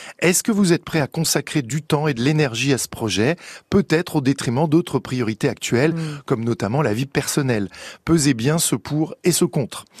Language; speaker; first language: French; native; French